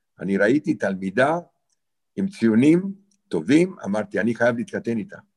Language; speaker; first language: Hebrew; non-native, fluent; Romanian